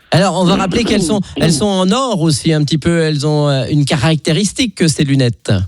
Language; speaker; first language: French; native; French